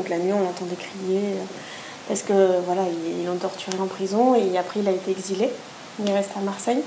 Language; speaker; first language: French; native; French